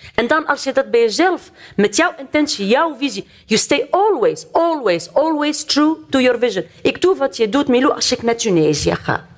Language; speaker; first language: Dutch; non-native, fluent; Arabic